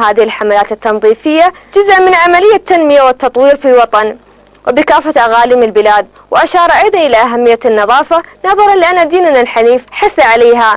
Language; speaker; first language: Arabic; non-native, local second language; Somali